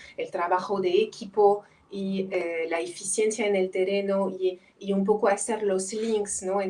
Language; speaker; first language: Spanish; non-native, fluent; French